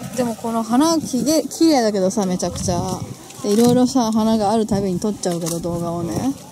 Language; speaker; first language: Japanese; native; Japanese